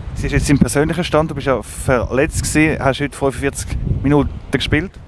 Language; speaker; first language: German; native; German